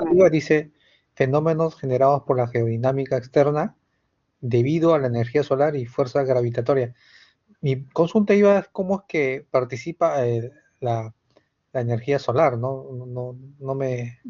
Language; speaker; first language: Spanish; native; Spanish